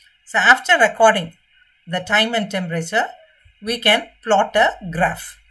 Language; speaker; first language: English; non-native, local second language; Tamil